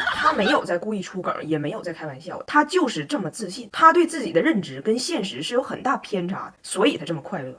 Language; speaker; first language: Chinese; native; Chinese